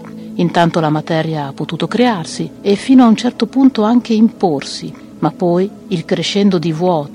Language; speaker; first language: Italian; native; Italian